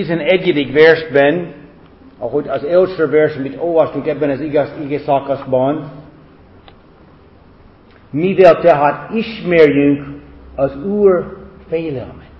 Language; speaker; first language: Hungarian; non-native, fluent; English